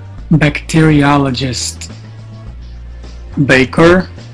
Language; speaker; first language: English; non-native, fluent; Portuguese